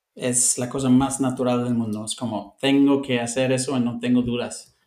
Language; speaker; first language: Spanish; non-native, fluent; English